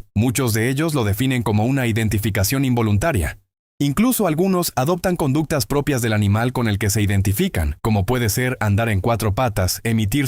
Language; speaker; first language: Spanish; native; Spanish